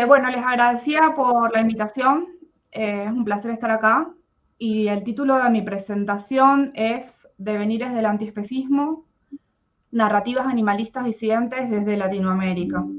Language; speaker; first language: Spanish; native; Spanish